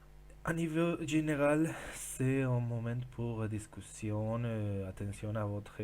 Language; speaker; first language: French; non-native, learner; Spanish